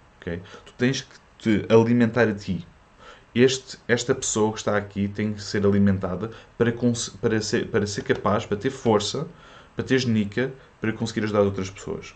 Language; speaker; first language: Portuguese; early bilingual, other home language; French